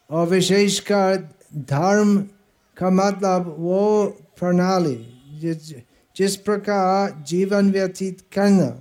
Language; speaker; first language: Hindi; non-native, fluent; English